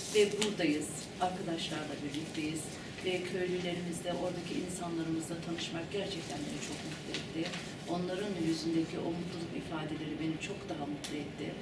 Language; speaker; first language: Turkish; early bilingual, heritage; Turkish